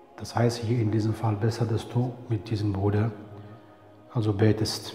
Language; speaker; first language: German; non-native, fluent; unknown